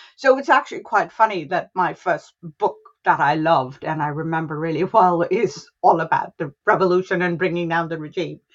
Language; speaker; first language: English; non-native, local second language; Hindi